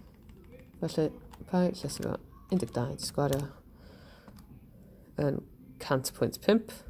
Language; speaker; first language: Welsh; native; Welsh